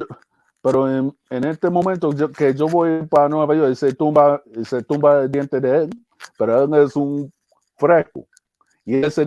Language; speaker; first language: Spanish; early bilingual, heritage; English